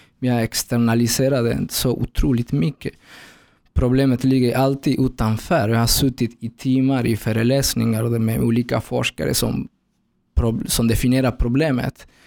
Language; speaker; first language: Swedish; non-native, fluent; Spanish